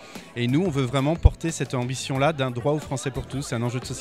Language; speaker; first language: French; native; French